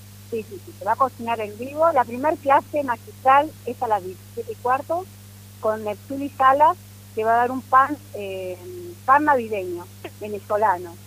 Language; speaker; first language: Spanish; native; Spanish